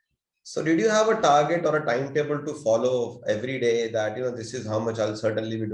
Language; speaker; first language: English; non-native, local second language; Hindi